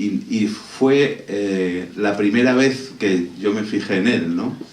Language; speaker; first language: Spanish; native; Spanish